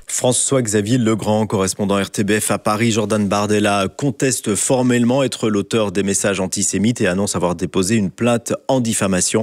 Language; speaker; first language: French; native; French